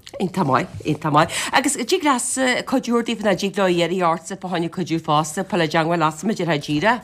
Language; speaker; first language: Irish; native; Irish